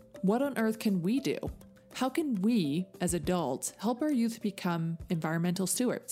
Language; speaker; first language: English; native; English